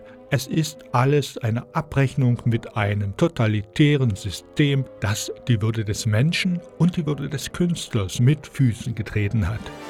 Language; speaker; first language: German; native; German